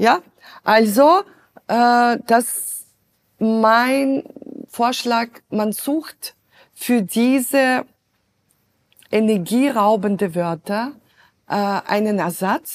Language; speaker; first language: German; non-native, fluent; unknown